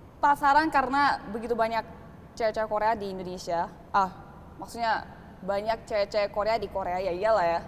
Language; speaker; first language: Indonesian; early bilingual, other home language; Korean